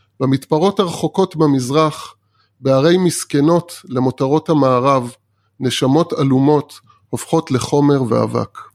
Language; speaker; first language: Hebrew; early bilingual, other home language; Persian